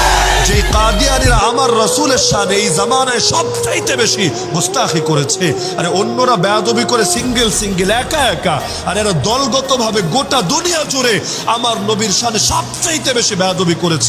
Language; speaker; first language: Bangla; native; Bangla